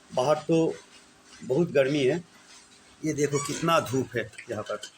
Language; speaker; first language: Hindi; non-native, local second language; Bangla